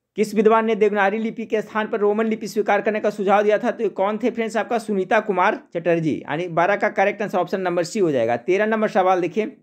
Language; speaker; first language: Hindi; native; Hindi